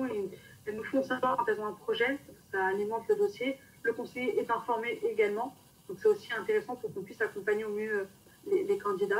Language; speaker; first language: French; native; French